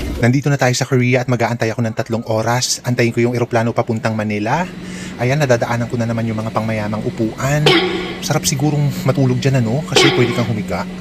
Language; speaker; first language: Filipino; native; Filipino